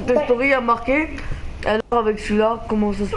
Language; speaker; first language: French; native; French